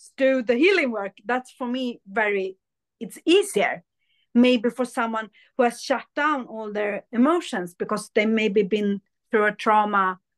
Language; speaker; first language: English; early bilingual, other home language; Hindi